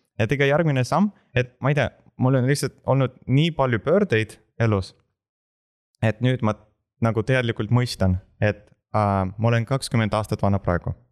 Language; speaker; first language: Estonian; non-native, local second language; Russian